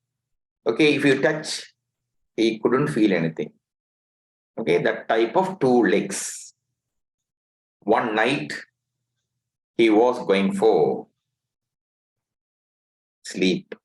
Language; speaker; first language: English; non-native, local second language; Tamil